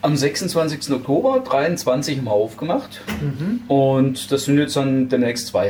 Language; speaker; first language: German; native; German